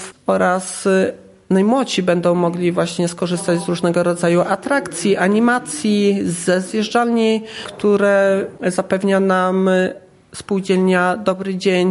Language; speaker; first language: Polish; native; Polish